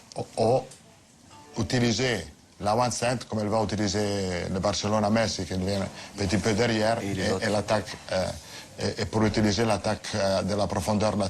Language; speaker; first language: French; non-native, fluent; Italian